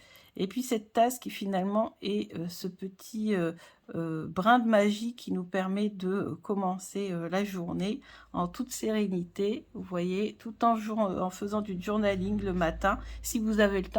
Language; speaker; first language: French; native; French